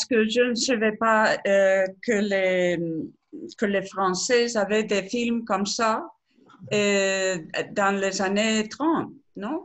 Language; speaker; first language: French; non-native, learner; Spanish